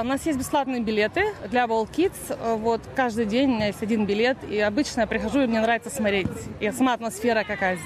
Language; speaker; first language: Russian; native; Russian